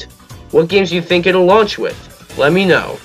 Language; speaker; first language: English; native; English